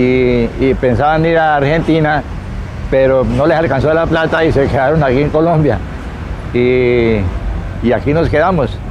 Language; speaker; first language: Spanish; early bilingual, other home language; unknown